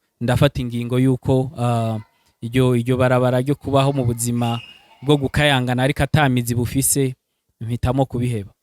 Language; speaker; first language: Rundi; early bilingual, heritage; Rundi